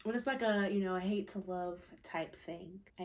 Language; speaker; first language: English; native; English